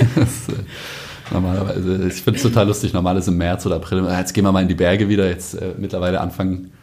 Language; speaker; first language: German; native; German